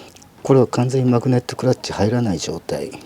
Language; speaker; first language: Japanese; native; Japanese